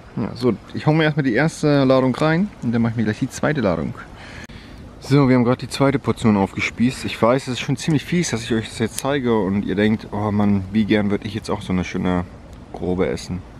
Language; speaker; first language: German; native; German